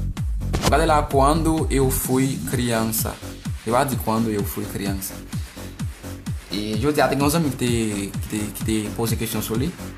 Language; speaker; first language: Portuguese; non-native, learner; Haitian Creole